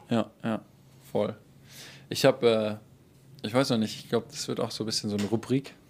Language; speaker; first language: German; native; German